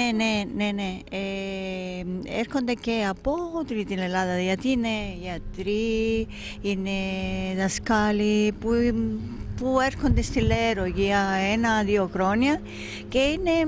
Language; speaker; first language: Greek; non-native, fluent; Italian